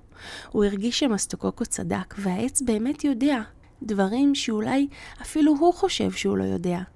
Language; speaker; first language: Hebrew; native; Hebrew